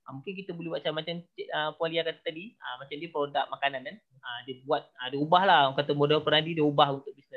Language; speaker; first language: Malay; native; Malay